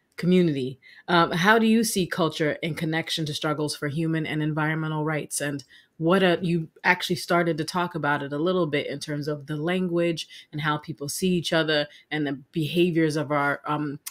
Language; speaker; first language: English; native; English